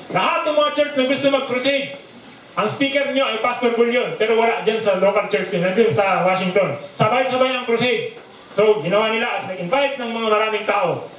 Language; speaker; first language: Filipino; non-native, local second language; Bikol